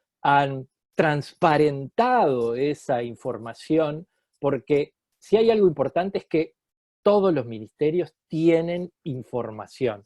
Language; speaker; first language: Spanish; native; Spanish